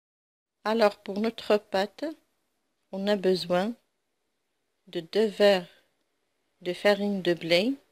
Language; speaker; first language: French; non-native, local second language; Arabic